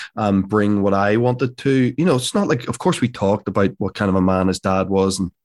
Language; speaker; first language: English; native; English